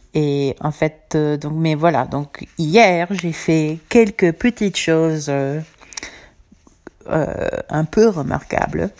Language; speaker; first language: French; non-native, fluent; English